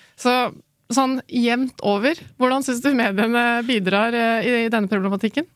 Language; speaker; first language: Norwegian; native; Norwegian